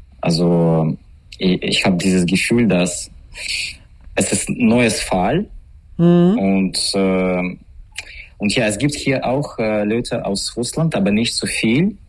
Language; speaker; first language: German; non-native, learner; Russian